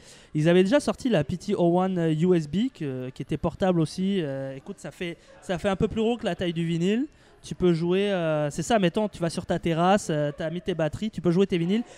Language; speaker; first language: French; native; French